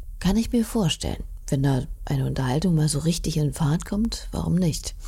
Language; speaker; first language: German; native; German